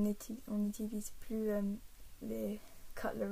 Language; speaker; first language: French; early bilingual, heritage; English